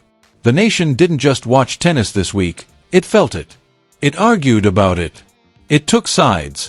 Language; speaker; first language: English; native; English